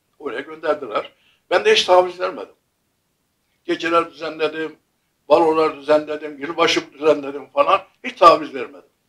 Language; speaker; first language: Turkish; native; Turkish